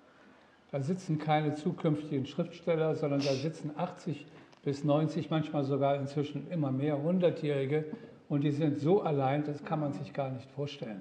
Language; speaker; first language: German; native; German